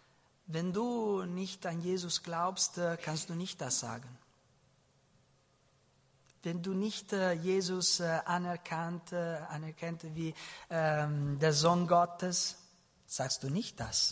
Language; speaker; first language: German; non-native, learner; Italian